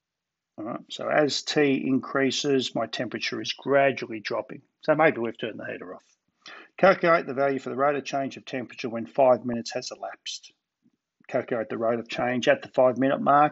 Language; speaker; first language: English; native; English